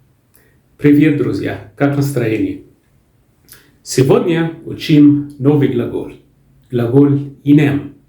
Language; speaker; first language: Russian; non-native, learner; Arabic